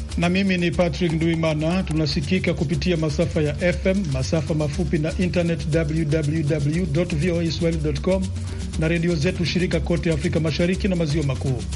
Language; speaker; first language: Swahili; non-native, local second language; Rundi